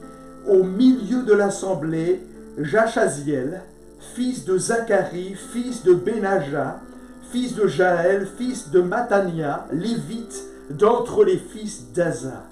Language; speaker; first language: French; native; French